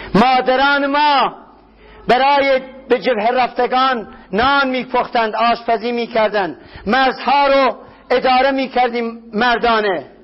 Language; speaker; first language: Persian; non-native, local second language; Kurdish